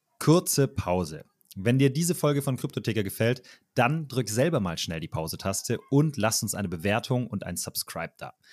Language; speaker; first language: German; native; German